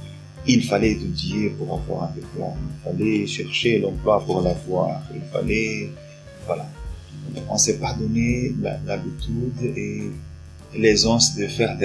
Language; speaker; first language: French; non-native, fluent; Portuguese